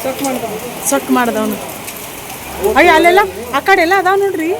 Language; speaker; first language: Kannada; native; Kannada